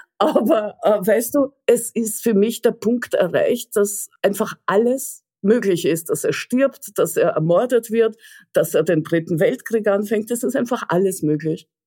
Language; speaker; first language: German; early bilingual, other home language; Russian